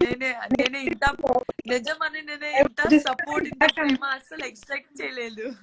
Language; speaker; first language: Telugu; non-native, learner; Gujarati